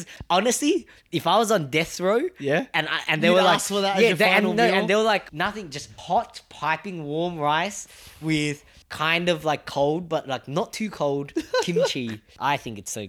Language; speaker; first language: English; non-native, local second language; Vietnamese